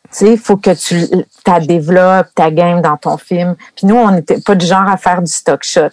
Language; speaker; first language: French; native; French